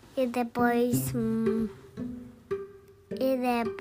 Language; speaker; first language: Portuguese; early bilingual, heritage; Portuguese